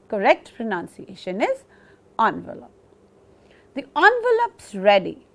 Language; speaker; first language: English; non-native, local second language; Punjabi